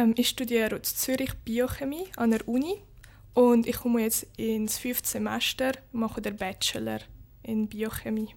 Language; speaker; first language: German; early bilingual, other home language; Bosnian